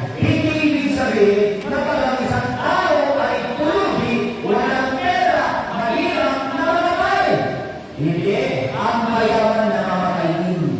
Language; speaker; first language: Filipino; non-native, local second language; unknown